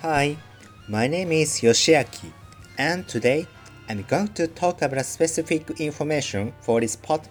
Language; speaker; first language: English; non-native, learner; Japanese